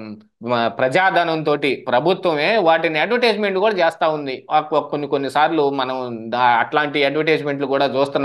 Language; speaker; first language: Telugu; native; Telugu